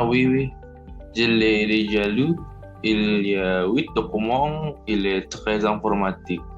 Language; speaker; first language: French; non-native, learner; Indonesian